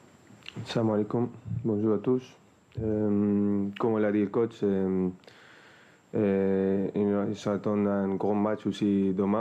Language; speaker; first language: French; non-native, fluent; Spanish